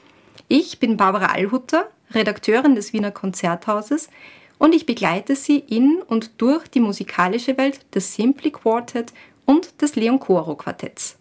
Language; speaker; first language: German; native; German